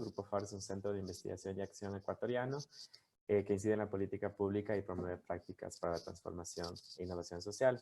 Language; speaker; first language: Spanish; native; Spanish